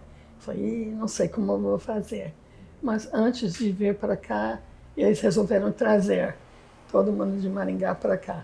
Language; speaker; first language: Portuguese; non-native, fluent; English